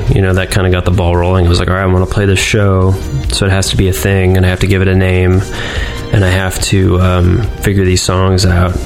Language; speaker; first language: English; native; English